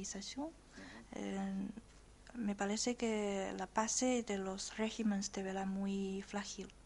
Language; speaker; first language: Spanish; non-native, learner; Chinese